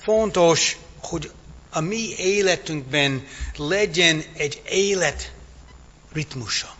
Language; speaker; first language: Hungarian; non-native, fluent; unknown